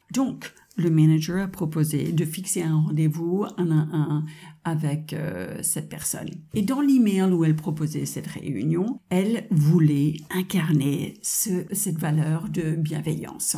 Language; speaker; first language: French; non-native, fluent; English